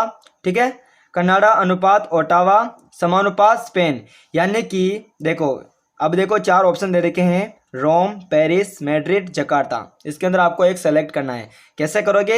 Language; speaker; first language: Hindi; native; Hindi